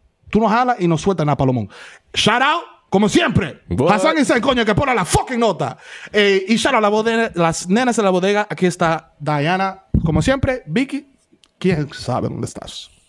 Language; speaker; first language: Spanish; early bilingual, heritage; Spanish